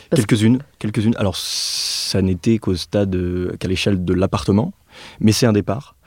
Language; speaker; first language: French; native; French